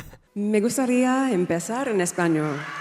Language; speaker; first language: Spanish; non-native, learner; English